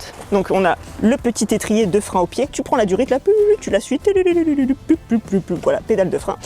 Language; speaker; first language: French; native; French